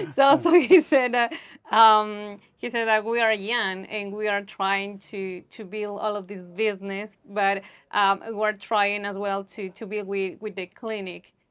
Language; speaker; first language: English; non-native, fluent; Spanish